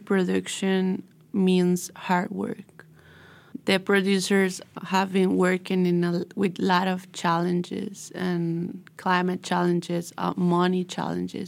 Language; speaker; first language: English; non-native, learner; Spanish